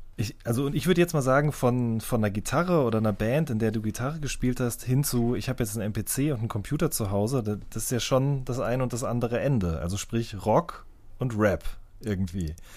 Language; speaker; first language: German; native; German